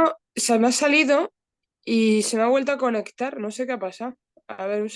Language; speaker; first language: Spanish; native; Spanish